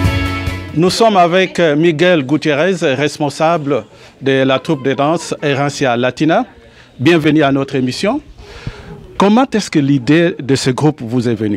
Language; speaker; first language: French; native; French